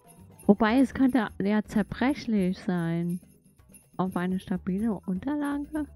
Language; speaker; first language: German; native; German